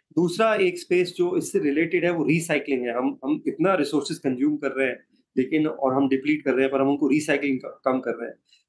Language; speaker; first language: Hindi; native; Hindi